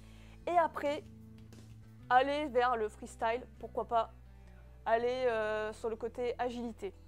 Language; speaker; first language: French; native; French